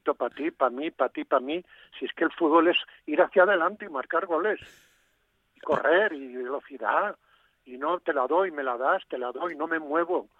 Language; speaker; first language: Spanish; non-native, local second language; Galician